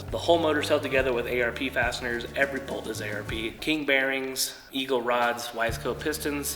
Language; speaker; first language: English; native; English